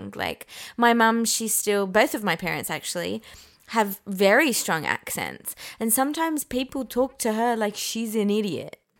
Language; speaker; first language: English; non-native, fluent; Persian